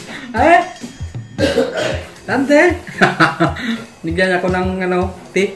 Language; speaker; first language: Filipino; non-native, local second language; Hiligaynon